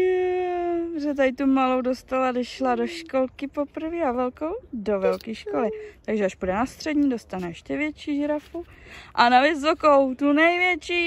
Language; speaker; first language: Czech; native; Czech